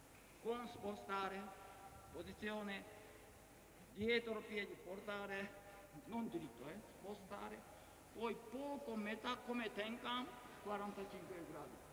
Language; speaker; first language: Italian; non-native, learner; Japanese